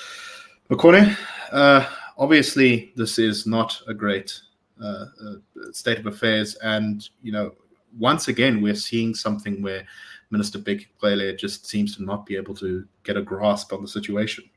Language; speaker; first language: English; native; English